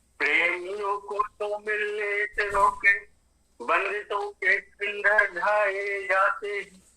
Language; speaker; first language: Hindi; native; Hindi